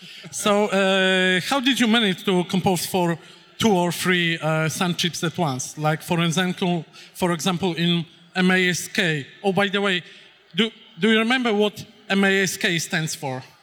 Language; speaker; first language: English; non-native, fluent; Polish